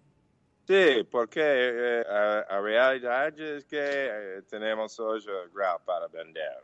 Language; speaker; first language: Portuguese; non-native, fluent; English